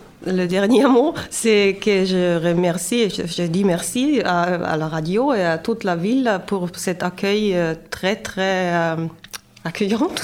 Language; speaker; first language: French; non-native, learner; German